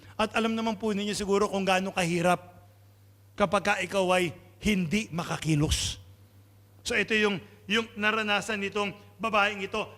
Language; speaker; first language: Filipino; non-native, local second language; Pampanga